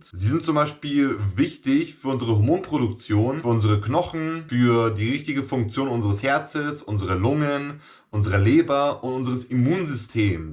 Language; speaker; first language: German; native; German